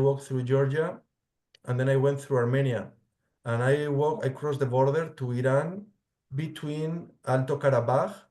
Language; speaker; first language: English; non-native, fluent; Spanish